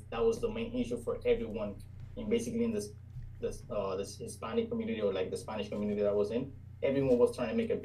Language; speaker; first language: English; non-native, fluent; Spanish